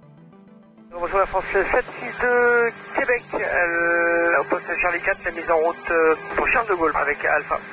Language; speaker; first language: French; native; French